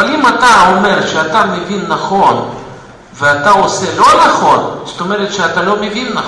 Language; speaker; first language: Hebrew; non-native, fluent; Russian